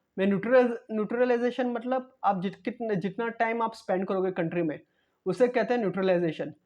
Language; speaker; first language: Hindi; non-native, local second language; Marathi